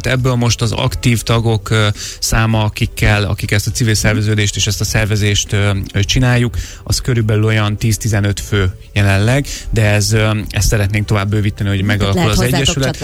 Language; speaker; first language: Hungarian; native; Hungarian